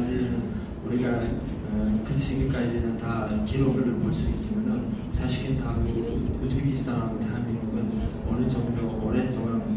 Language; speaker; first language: Korean; non-native, fluent; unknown